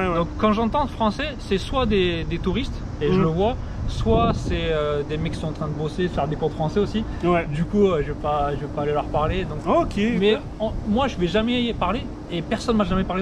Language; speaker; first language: French; native; French